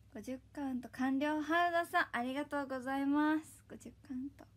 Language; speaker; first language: Japanese; native; Japanese